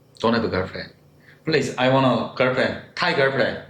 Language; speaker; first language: English; non-native, learner; Korean